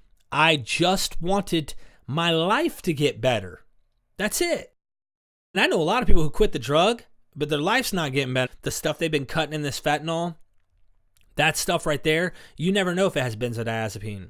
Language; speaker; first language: English; native; English